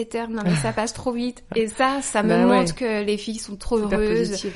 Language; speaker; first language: French; native; French